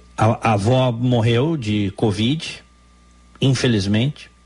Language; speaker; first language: Portuguese; native; Portuguese